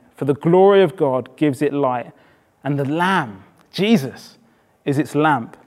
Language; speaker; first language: English; native; English